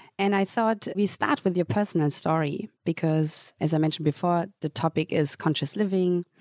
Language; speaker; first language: English; non-native, fluent; German